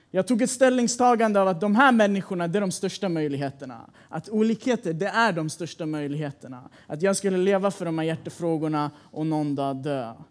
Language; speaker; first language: Swedish; early bilingual, other home language; Persian